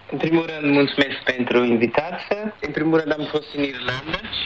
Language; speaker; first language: Romanian; non-native, learner; Portuguese